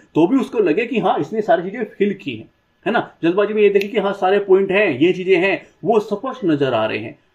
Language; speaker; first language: Hindi; native; Hindi